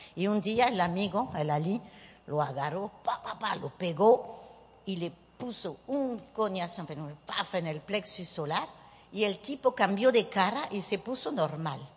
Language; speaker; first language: Spanish; early bilingual, heritage; Spanish